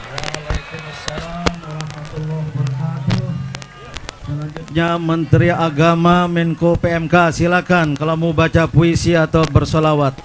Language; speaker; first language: Indonesian; native; Indonesian